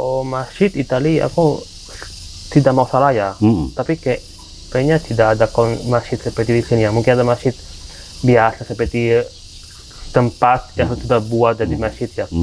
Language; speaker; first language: Indonesian; non-native, fluent; Italian